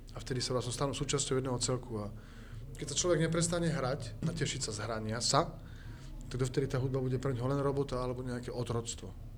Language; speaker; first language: Slovak; native; Slovak